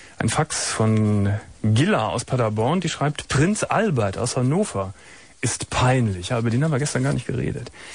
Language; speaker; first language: German; native; German